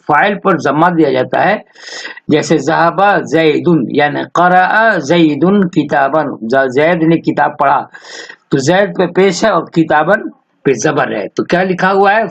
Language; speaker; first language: Urdu; native; Urdu